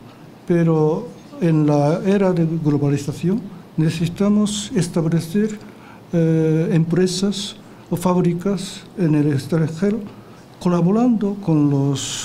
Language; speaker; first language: Spanish; non-native, fluent; Japanese